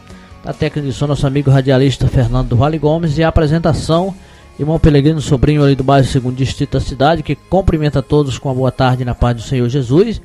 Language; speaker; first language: Portuguese; native; Portuguese